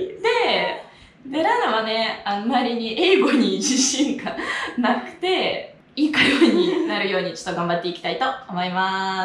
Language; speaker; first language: Japanese; non-native, fluent; Russian